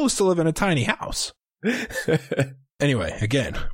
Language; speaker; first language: English; native; English